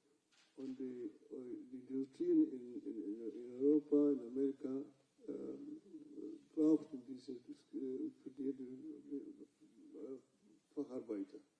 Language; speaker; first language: German; non-native, fluent; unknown